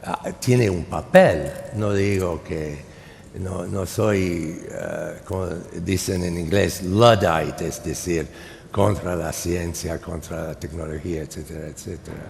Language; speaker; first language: Spanish; non-native, fluent; English